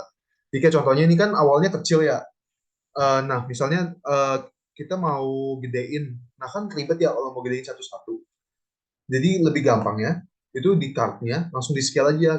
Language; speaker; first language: Indonesian; native; Indonesian